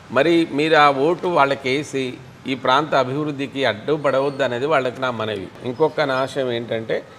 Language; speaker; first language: Telugu; non-native, local second language; Lambadi